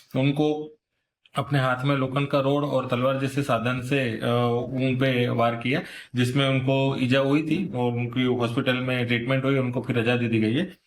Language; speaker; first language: Hindi; non-native, local second language; Gujarati